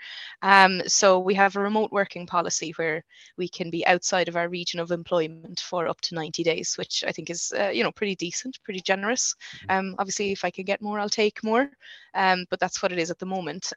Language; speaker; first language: English; native; English